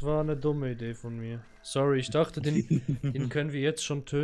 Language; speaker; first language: German; native; German